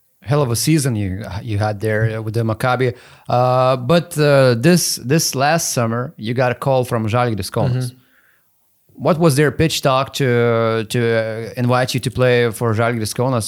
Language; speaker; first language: English; non-native, fluent; Lithuanian